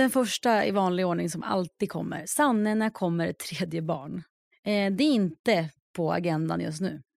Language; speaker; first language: Swedish; native; Swedish